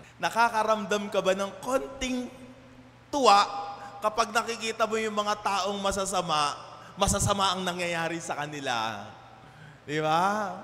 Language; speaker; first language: Filipino; native; Filipino